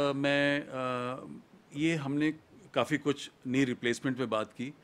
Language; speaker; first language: Hindi; native; Hindi